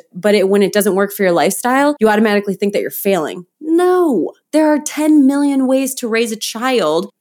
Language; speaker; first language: English; native; English